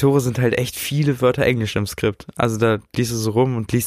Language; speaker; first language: German; native; German